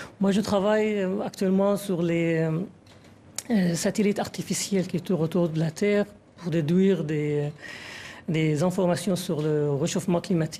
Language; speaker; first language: French; non-native, fluent; Arabic